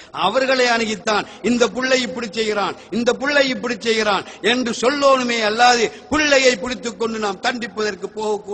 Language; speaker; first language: Tamil; native; Tamil